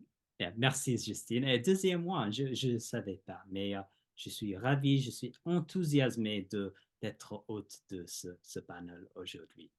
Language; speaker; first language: French; non-native, fluent; English